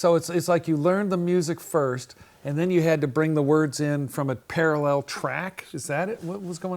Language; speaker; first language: English; native; English